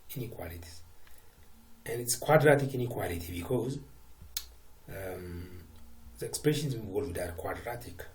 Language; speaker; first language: English; non-native, local second language; Amharic